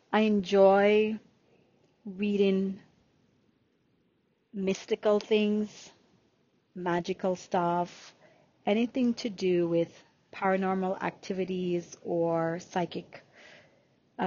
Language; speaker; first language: English; non-native, local second language; Jamaican Creole English